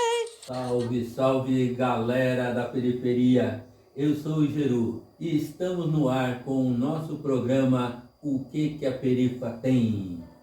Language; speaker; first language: Portuguese; native; Portuguese